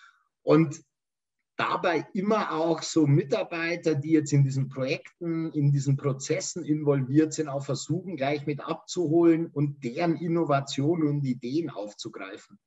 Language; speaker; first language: German; native; German